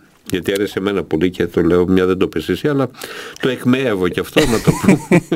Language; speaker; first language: Greek; native; Greek